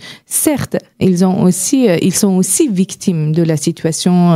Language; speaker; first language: French; non-native, fluent; Persian